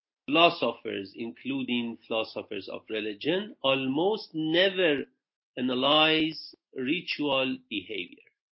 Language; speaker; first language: English; non-native, fluent; Persian